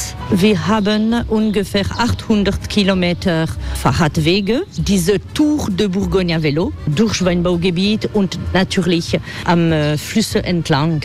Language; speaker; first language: German; non-native, fluent; French